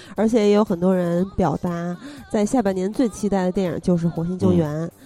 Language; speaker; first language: Chinese; native; Chinese